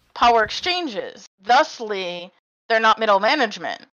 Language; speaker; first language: English; native; English